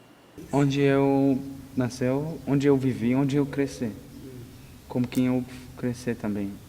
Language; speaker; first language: Portuguese; non-native, learner; Arabic